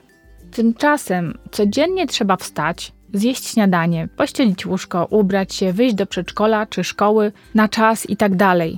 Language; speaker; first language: Polish; native; Polish